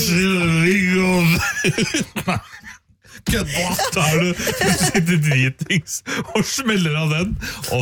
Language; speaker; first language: Norwegian; native; Norwegian